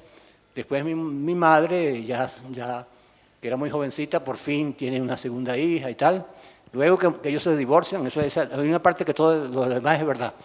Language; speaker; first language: Spanish; native; Spanish